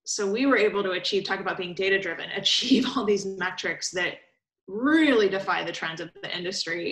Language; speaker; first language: English; native; English